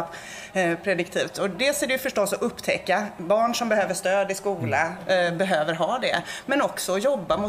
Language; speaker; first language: Swedish; native; Swedish